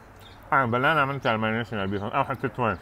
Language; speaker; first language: Arabic; native; Arabic